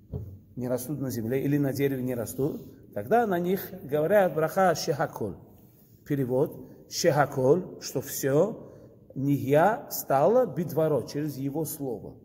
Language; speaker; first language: Russian; early bilingual, heritage; Russian